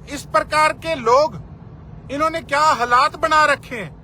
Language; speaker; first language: Hindi; non-native, local second language; Punjabi